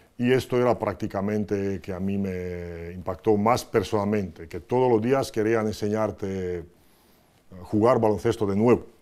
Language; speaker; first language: Spanish; non-native, fluent; Croatian